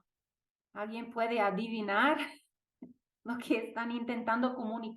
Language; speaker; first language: Spanish; non-native, fluent; English